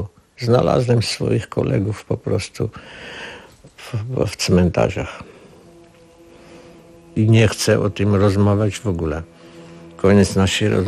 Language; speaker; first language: Polish; non-native, learner; Armenian